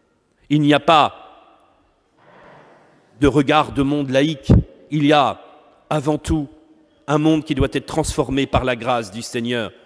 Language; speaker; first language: French; native; French